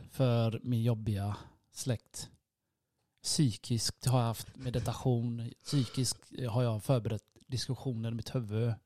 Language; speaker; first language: Swedish; early bilingual, other home language; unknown